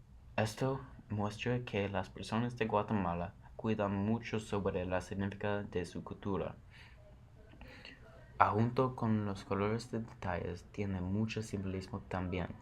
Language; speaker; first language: Spanish; non-native, learner; English